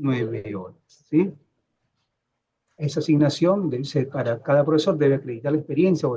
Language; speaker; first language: Spanish; native; Spanish